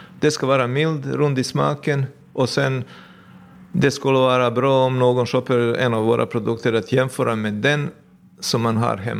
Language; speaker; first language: Swedish; non-native, fluent; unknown